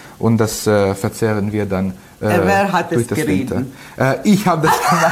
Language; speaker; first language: German; non-native, fluent; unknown